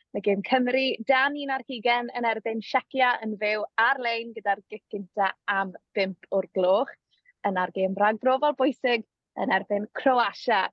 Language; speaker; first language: Welsh; native; Welsh